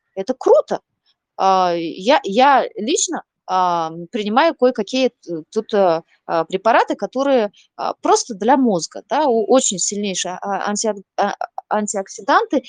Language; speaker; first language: Russian; non-native, local second language; Uzbek